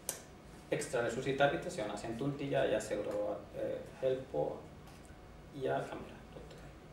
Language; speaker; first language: Finnish; non-native, learner; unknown